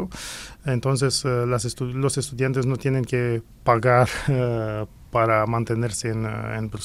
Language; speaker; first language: Spanish; non-native, fluent; Romanian